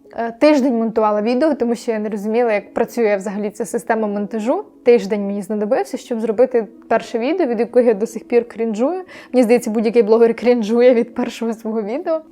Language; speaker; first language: Ukrainian; non-native, local second language; Russian